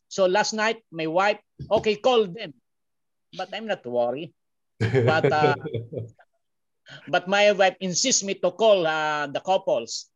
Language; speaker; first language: English; non-native, learner; Filipino